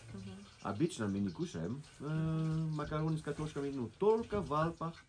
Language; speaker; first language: Russian; non-native, fluent; French